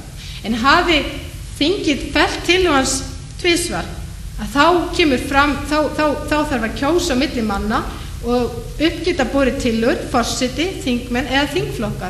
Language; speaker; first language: Icelandic; native; Icelandic